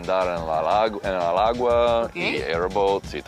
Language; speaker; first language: Spanish; non-native, learner; English